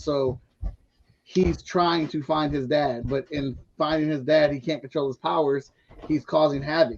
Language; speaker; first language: English; native; English